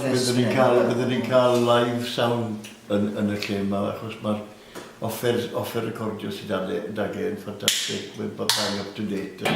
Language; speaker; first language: Welsh; native; Welsh